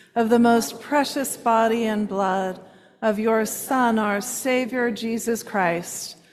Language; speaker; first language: English; native; English